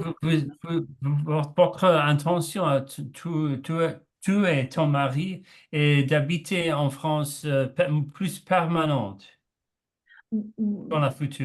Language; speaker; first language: French; non-native, learner; English